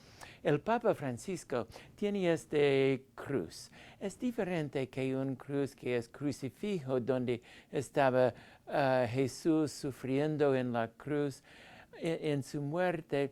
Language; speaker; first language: Spanish; non-native, fluent; English